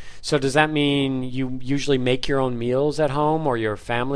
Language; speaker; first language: English; native; English